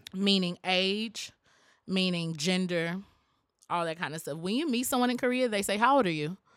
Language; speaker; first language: English; native; English